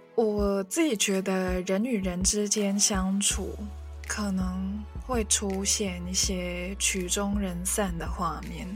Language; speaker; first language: Chinese; non-native, local second language; Cantonese